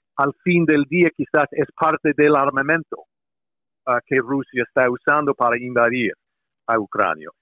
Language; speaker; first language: Spanish; non-native, fluent; English